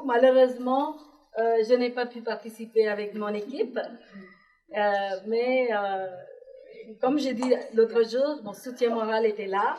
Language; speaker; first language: French; non-native, fluent; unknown